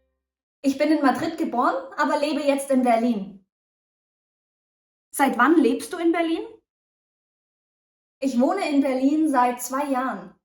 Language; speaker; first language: German; early bilingual, other home language; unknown